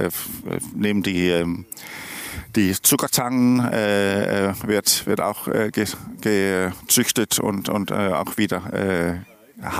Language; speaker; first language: German; non-native, learner; Danish